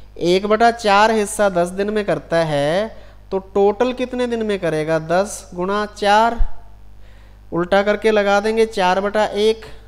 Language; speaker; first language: Hindi; non-native, local second language; Punjabi